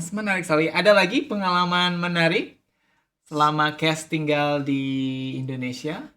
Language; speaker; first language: Indonesian; native; Indonesian